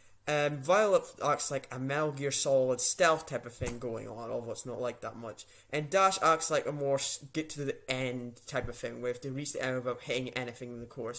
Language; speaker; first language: English; native; English